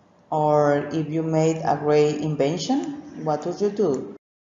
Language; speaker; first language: English; non-native, fluent; Spanish